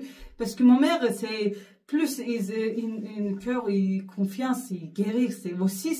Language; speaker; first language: French; non-native, learner; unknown